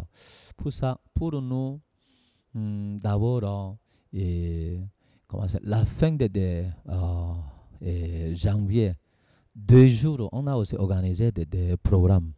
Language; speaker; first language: French; non-native, learner; Korean